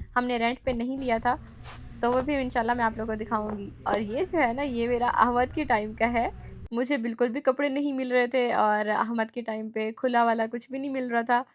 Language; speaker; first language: Urdu; native; Urdu